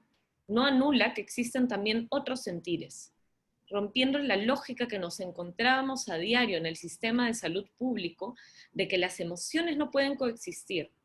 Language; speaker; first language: Spanish; native; Spanish